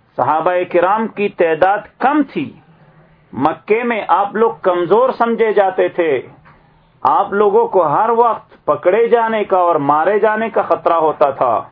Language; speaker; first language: Urdu; native; Urdu